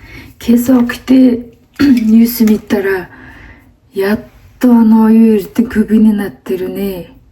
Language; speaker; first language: Japanese; non-native, fluent; Mongolian